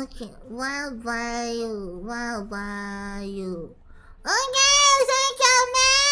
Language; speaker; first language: English; non-native, learner; Japanese